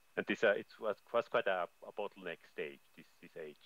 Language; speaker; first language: English; non-native, fluent; German